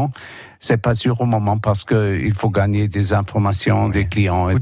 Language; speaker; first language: French; non-native, fluent; German